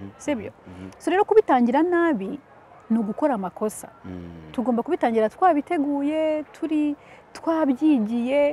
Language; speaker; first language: Kinyarwanda; early bilingual, heritage; Kinyarwanda